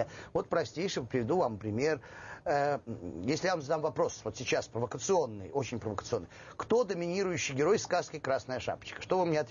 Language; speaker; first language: Russian; native; Russian